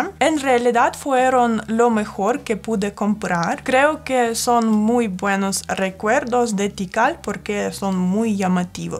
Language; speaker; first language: Spanish; non-native, fluent; Russian